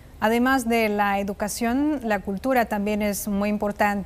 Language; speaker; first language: Spanish; non-native, fluent; Chinese